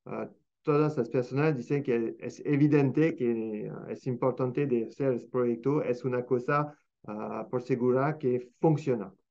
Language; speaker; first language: Spanish; non-native, fluent; French